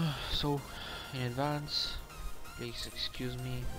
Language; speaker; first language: English; non-native, learner; Bulgarian